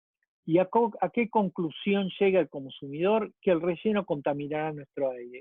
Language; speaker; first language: Spanish; native; Spanish